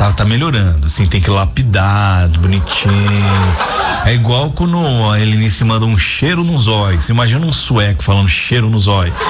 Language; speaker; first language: Portuguese; native; Portuguese